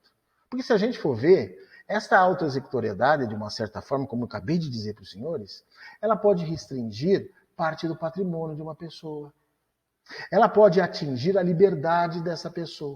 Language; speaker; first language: Portuguese; native; Portuguese